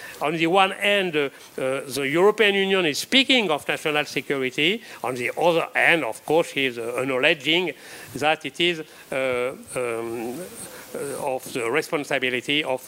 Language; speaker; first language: English; non-native, fluent; French